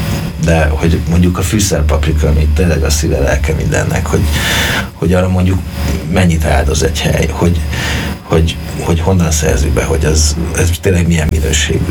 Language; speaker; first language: Hungarian; native; Hungarian